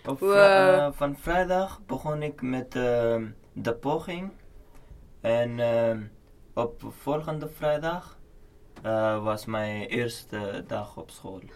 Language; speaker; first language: Dutch; non-native, learner; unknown